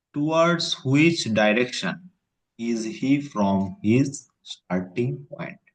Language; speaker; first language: English; non-native, local second language; Bangla